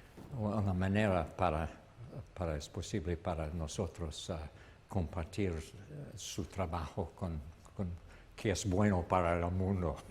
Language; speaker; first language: Spanish; non-native, learner; English